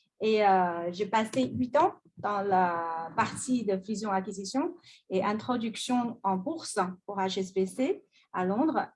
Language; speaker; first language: French; non-native, fluent; Chinese